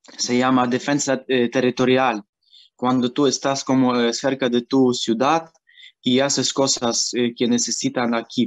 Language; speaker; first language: Spanish; non-native, learner; Ukrainian